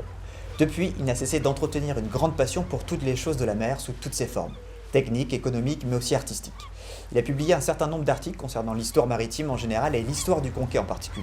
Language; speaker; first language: French; native; French